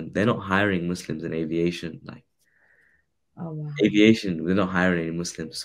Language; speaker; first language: English; native; English